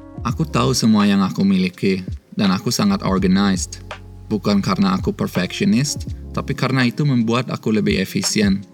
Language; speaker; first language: Indonesian; early bilingual, other home language; Swiss German